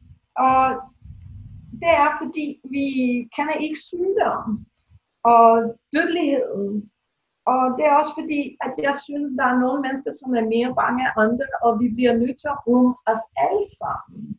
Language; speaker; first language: Danish; non-native, fluent; English